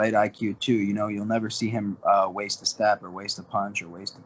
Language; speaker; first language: English; native; English